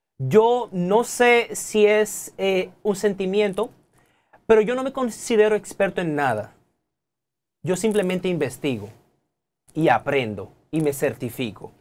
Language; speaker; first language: Spanish; native; Spanish